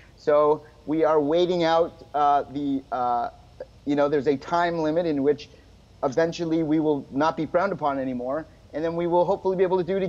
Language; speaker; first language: English; native; English